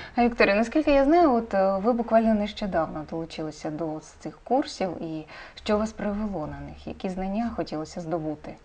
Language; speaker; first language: Ukrainian; native; Ukrainian